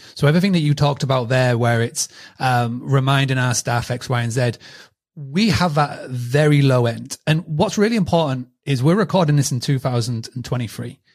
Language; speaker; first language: English; native; English